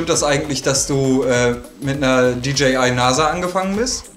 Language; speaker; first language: German; native; German